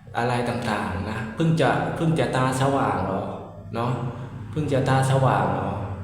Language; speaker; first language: Thai; native; Thai